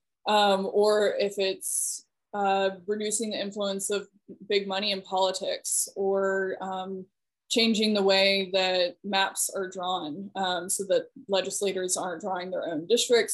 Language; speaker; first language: English; native; English